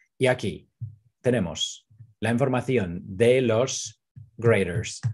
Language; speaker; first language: Spanish; non-native, fluent; English